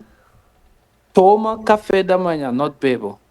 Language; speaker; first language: Portuguese; non-native, learner; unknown